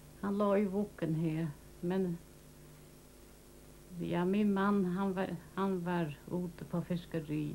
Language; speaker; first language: Danish; non-native, local second language; Faroese